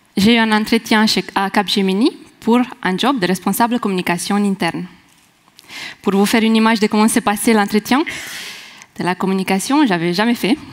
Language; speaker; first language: French; non-native, fluent; Romanian